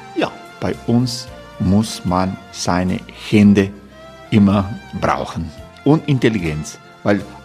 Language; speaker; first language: German; non-native, fluent; Croatian